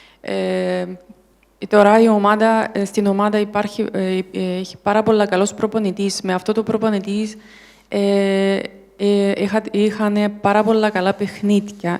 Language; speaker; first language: Greek; non-native, learner; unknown